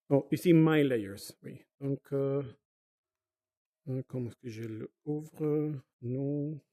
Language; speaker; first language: French; non-native, fluent; Spanish